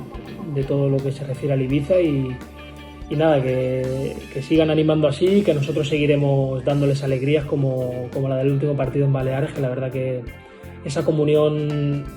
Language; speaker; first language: Spanish; native; Spanish